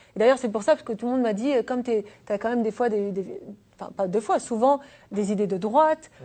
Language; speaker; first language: French; native; French